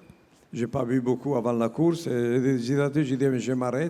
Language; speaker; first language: French; non-native, learner; Italian